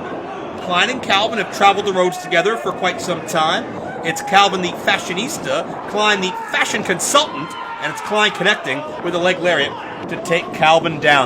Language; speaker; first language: English; native; English